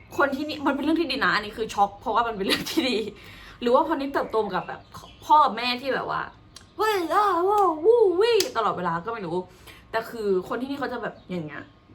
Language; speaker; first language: Thai; native; Thai